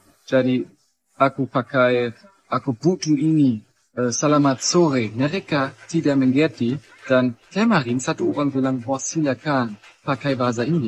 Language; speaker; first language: Indonesian; non-native, learner; English